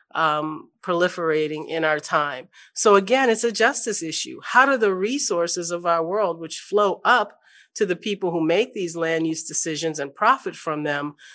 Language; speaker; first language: English; native; English